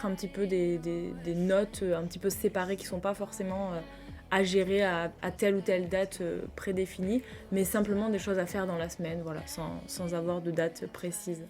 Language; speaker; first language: French; native; French